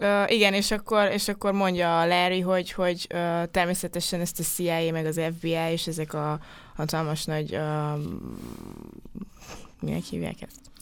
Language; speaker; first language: Hungarian; native; Hungarian